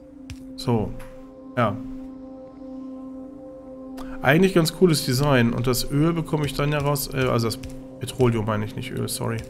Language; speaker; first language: German; native; German